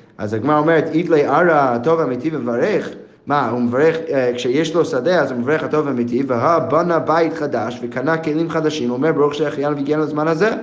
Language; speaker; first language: Hebrew; non-native, fluent; English